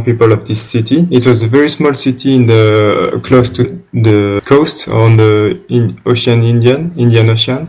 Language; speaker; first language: English; non-native, fluent; French